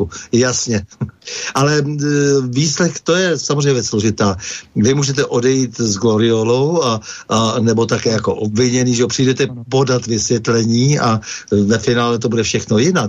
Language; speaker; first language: Czech; native; Czech